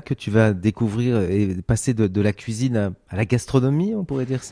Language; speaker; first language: French; native; French